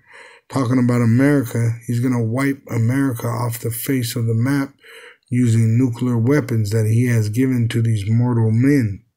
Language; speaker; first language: English; native; English